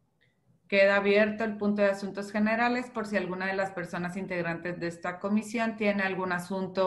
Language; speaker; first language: Spanish; native; Spanish